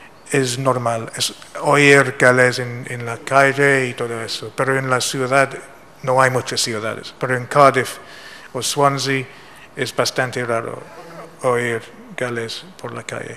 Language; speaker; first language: Spanish; non-native, fluent; English